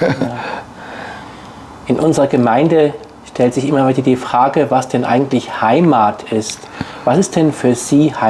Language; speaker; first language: German; native; German